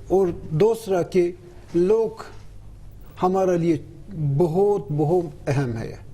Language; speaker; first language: Hindi; non-native, learner; Turkish